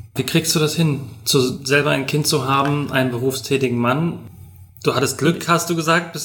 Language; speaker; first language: German; native; German